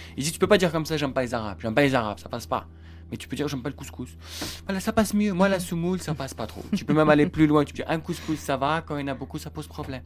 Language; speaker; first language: French; non-native, local second language; Arabic